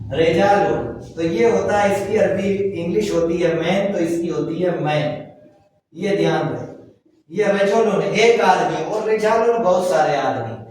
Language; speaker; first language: Urdu; native; Urdu